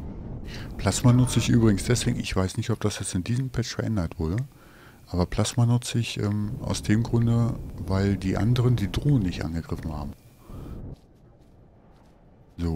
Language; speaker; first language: German; native; German